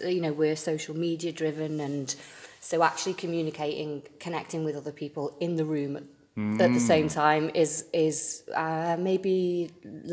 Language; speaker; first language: English; native; English